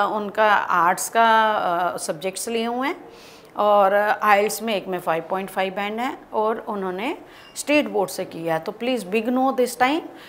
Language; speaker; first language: Hindi; native; Hindi